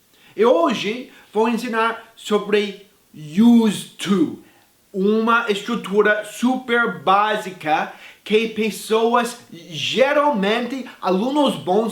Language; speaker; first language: Portuguese; non-native, fluent; English